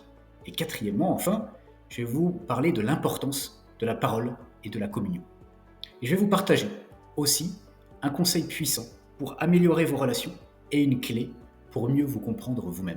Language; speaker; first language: French; native; French